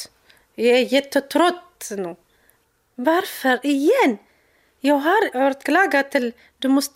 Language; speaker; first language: Swedish; non-native, learner; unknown